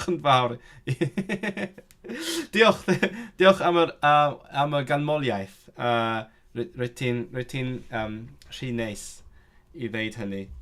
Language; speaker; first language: Welsh; non-native, learner; Cantonese